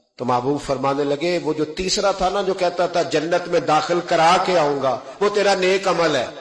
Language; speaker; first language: Urdu; non-native, local second language; Punjabi